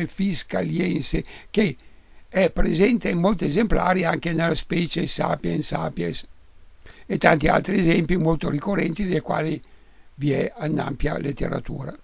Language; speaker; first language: Italian; native; Italian